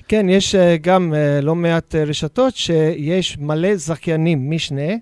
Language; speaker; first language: Hebrew; non-native, fluent; English